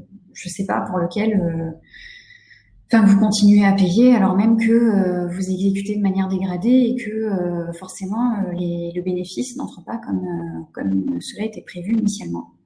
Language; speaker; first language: French; native; French